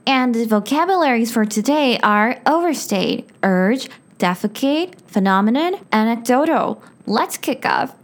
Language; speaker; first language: English; non-native, fluent; Chinese